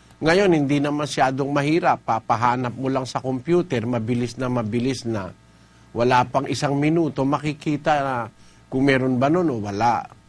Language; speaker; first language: Filipino; native; Filipino